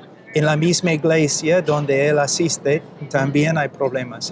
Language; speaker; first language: Spanish; non-native, fluent; English